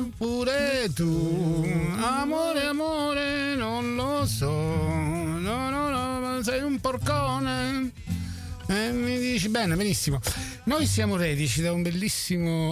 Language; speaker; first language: Italian; native; Italian